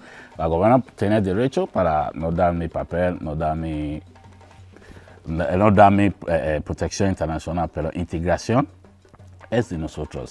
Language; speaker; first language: Spanish; non-native, learner; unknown